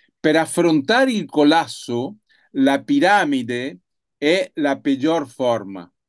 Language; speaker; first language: Italian; non-native, learner; Spanish